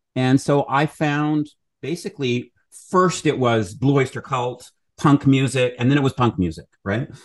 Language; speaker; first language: English; native; English